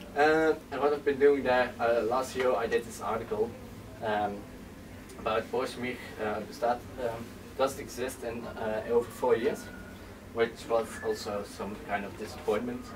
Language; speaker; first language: English; non-native, fluent; Dutch